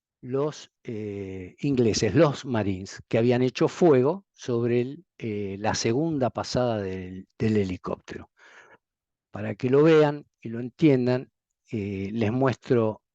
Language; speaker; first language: Spanish; native; Spanish